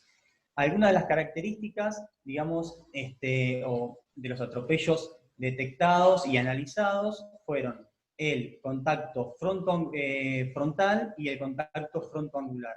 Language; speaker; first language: Spanish; native; Spanish